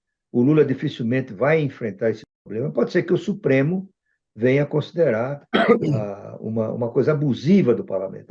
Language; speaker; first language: Portuguese; native; Portuguese